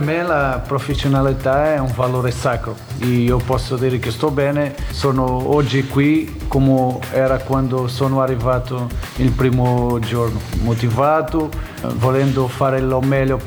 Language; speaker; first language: Italian; non-native, fluent; Portuguese